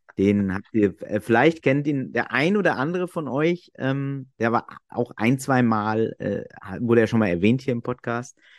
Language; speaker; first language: German; native; German